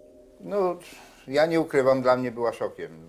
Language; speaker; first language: Polish; native; Polish